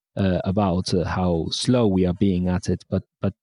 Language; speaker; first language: English; non-native, fluent; Spanish